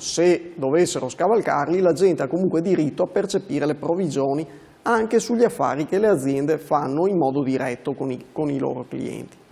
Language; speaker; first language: Italian; native; Italian